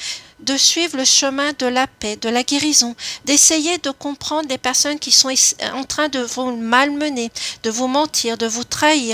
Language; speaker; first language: French; native; French